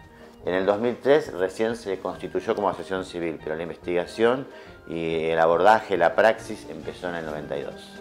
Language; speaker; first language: Spanish; native; Spanish